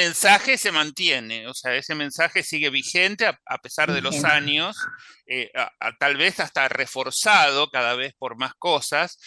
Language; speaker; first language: Spanish; native; Spanish